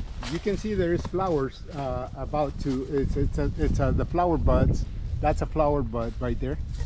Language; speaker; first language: English; non-native, fluent; Spanish